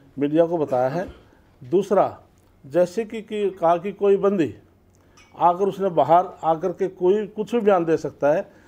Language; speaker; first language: Hindi; native; Hindi